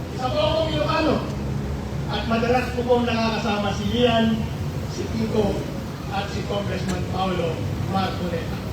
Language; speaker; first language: Filipino; non-native, local second language; Iloko